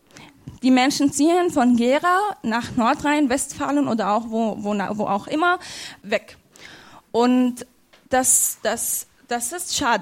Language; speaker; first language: German; non-native, fluent; Arabic